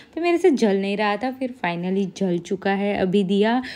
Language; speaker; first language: Hindi; non-native, local second language; Gujarati